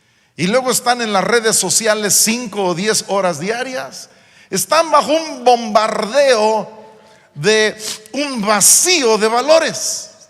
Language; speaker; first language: Spanish; non-native, local second language; English